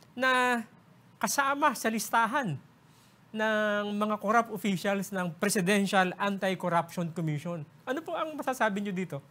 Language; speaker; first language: Filipino; native; Filipino